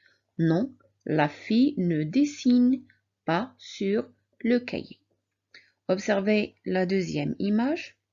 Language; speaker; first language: French; non-native, local second language; Arabic